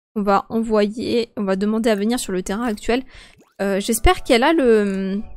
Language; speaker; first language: French; native; French